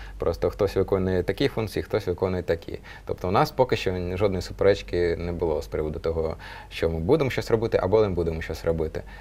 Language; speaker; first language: Ukrainian; non-native, local second language; Russian